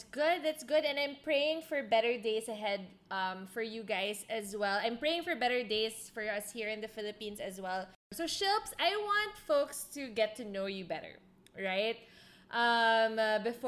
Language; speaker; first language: English; non-native, local second language; Filipino